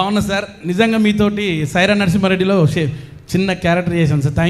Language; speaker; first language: Telugu; native; Telugu